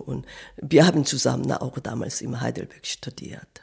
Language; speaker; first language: German; non-native, learner; Korean